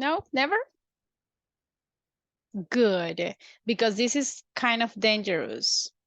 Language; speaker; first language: English; non-native, fluent; Spanish